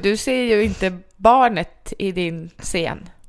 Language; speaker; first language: Swedish; native; Swedish